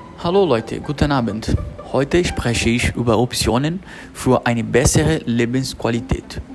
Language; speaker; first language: German; non-native, learner; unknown